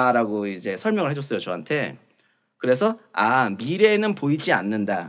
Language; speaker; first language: Korean; native; Korean